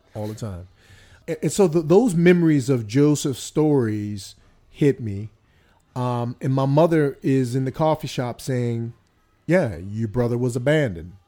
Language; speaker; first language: English; early bilingual, other home language; Korean